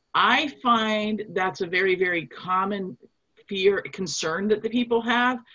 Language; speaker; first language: English; non-native, fluent; German